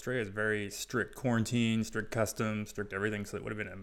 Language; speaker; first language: English; native; English